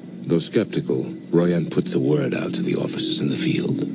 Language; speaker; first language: English; native; English